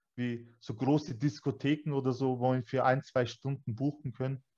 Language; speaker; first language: German; early bilingual, other home language; Turkish